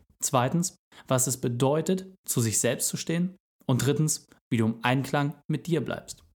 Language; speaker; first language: German; native; German